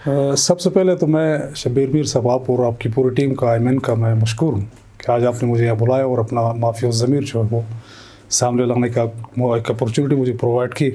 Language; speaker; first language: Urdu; non-native, local second language; Shina